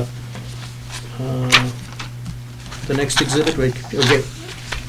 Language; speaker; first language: English; native; English